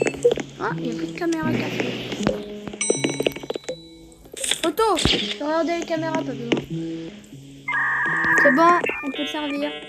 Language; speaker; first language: French; native; French